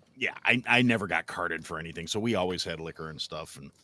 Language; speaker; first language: English; native; English